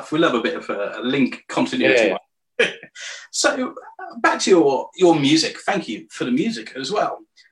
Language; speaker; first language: English; native; English